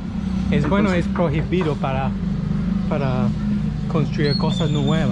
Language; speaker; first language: Spanish; non-native, learner; English